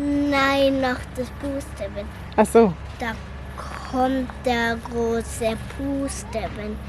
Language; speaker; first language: German; early bilingual, other home language; Turkish